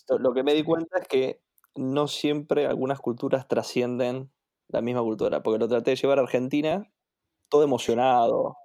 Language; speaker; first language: Spanish; native; Spanish